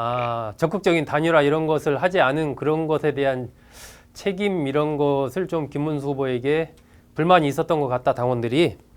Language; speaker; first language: Korean; native; Korean